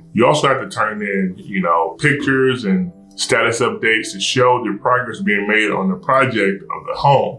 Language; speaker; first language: English; native; English